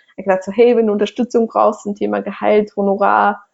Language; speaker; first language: German; non-native, fluent; Russian